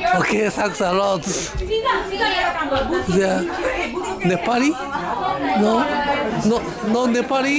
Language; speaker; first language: English; non-native, learner; Japanese